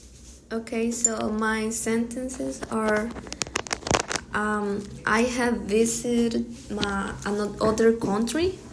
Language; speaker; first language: English; non-native, learner; Spanish